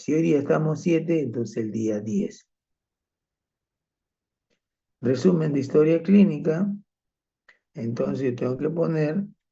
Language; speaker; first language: Spanish; native; Spanish